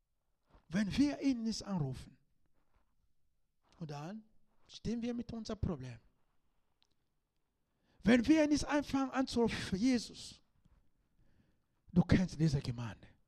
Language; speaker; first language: German; non-native, learner; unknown